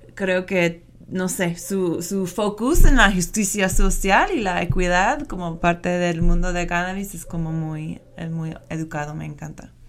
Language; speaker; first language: Spanish; non-native, fluent; English